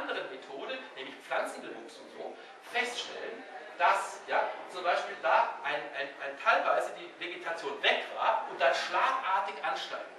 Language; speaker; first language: German; native; German